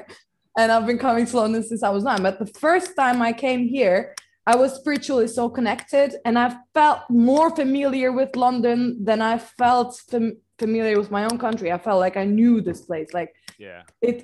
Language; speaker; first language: English; non-native, fluent; Turkish